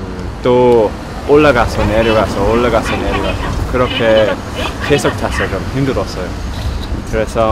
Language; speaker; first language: Korean; non-native, learner; English